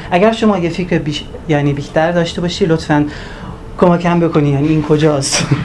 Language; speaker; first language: Persian; non-native, learner; Turkish